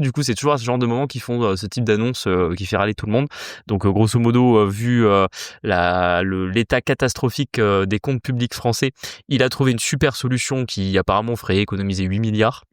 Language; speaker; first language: French; native; French